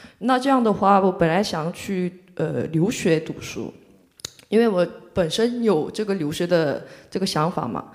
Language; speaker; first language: Chinese; non-native, fluent; Korean